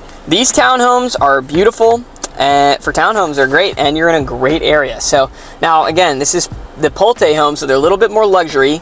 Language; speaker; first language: English; native; English